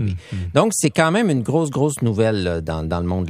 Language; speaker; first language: French; native; French